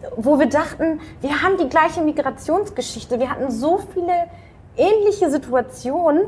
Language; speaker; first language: German; native; German